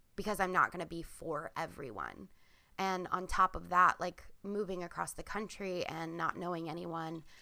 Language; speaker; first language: English; native; English